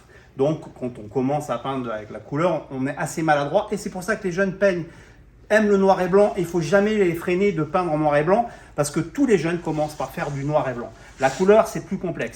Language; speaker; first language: French; native; French